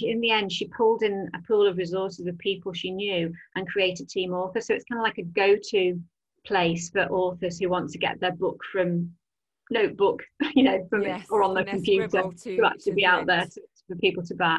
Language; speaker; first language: English; native; English